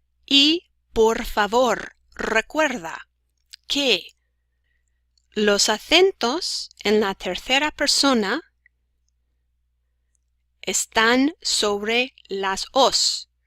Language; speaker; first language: Spanish; non-native, fluent; English